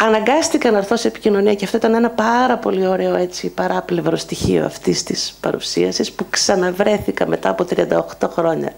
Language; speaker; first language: Greek; native; Greek